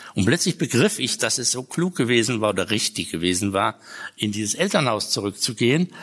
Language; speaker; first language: German; native; German